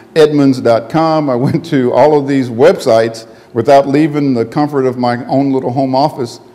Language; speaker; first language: English; native; English